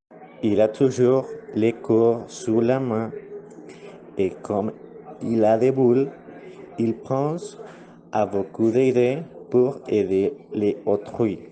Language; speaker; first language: French; non-native, learner; Spanish